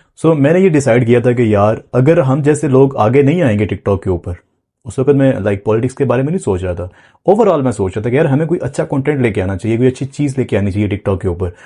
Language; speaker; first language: Urdu; non-native, local second language; Punjabi